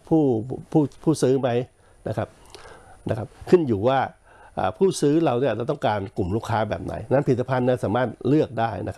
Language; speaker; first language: Thai; native; Thai